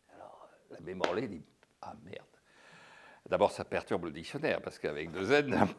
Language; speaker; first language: French; native; French